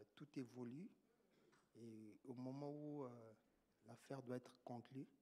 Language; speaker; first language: French; native; French